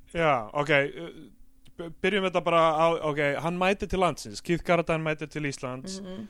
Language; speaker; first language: Icelandic; native; Icelandic